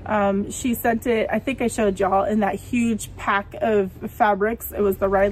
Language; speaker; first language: English; native; English